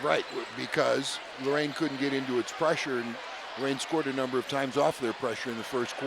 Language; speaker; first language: English; native; English